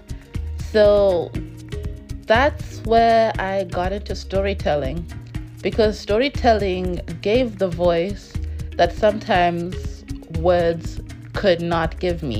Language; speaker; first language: English; non-native, local second language; Shona